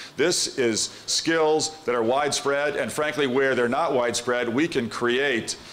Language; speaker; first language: English; native; English